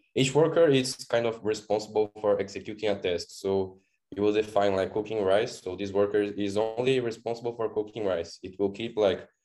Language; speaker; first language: English; non-native, fluent; Portuguese